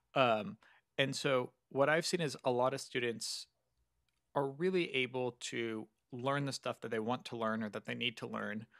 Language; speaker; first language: English; native; English